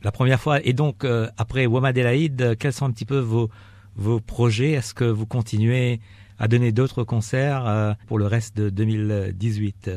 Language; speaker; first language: French; native; French